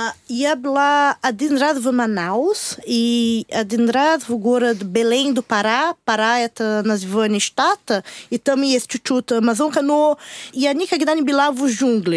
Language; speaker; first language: Russian; non-native, learner; Portuguese